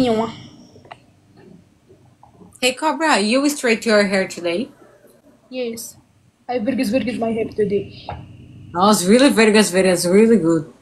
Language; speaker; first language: English; non-native, learner; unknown